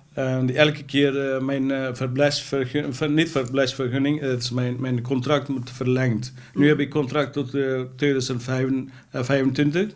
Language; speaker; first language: Dutch; non-native, fluent; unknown